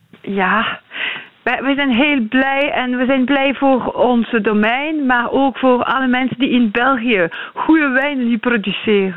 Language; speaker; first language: Dutch; non-native, learner; French